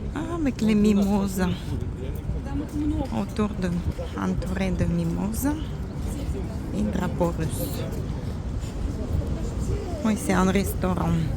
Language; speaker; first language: French; non-native, fluent; Russian